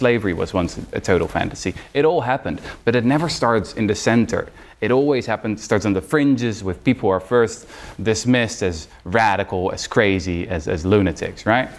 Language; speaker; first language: English; non-native, fluent; Dutch